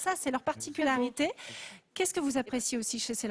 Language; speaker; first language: French; native; French